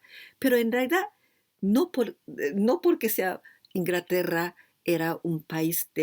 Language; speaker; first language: Spanish; non-native, fluent; Japanese